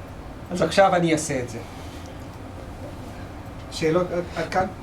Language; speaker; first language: Hebrew; non-native, fluent; English